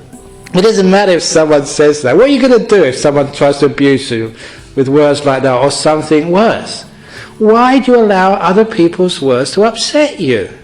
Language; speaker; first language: English; native; English